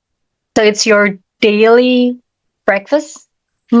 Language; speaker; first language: English; non-native, learner; Indonesian